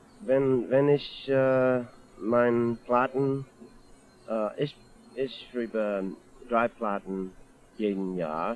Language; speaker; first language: German; non-native, learner; English